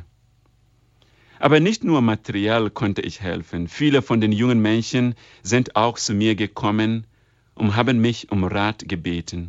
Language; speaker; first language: German; non-native, fluent; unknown